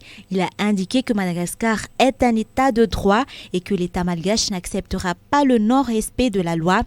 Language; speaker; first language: French; non-native, local second language; Malagasy